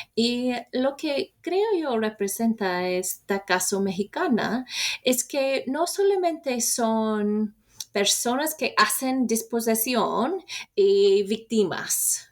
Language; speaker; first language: Spanish; non-native, fluent; English